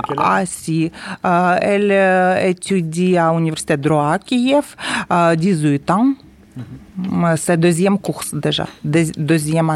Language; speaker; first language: French; non-native, learner; Ukrainian